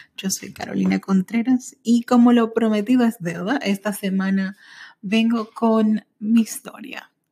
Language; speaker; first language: Spanish; early bilingual, heritage; Spanish